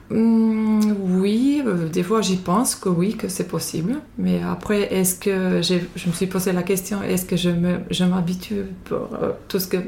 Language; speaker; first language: French; non-native, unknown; Finnish